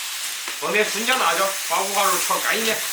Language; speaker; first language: Chinese; native; Chinese